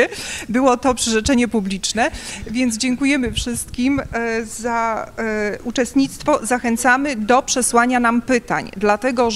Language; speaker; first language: Polish; native; Polish